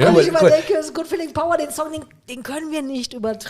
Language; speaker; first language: German; native; German